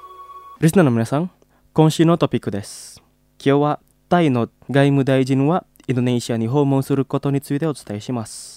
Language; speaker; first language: Japanese; non-native, fluent; Indonesian